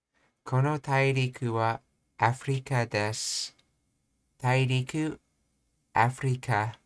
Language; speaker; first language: Japanese; non-native, learner; English